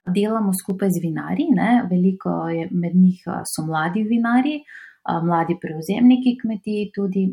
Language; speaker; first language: Slovenian; non-native, fluent; Macedonian